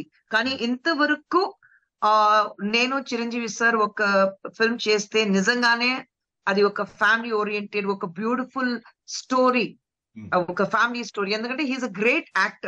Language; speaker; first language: Telugu; non-native, local second language; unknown